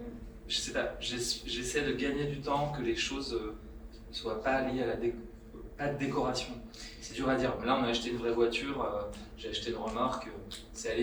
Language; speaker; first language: French; native; French